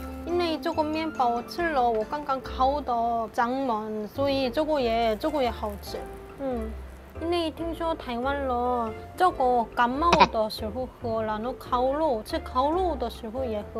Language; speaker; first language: Chinese; non-native, fluent; Korean